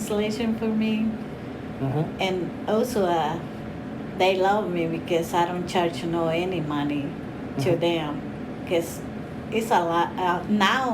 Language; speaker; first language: English; non-native, learner; Spanish